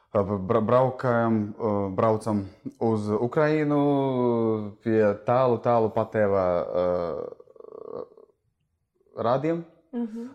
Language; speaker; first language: Latvian; non-native, local second language; Russian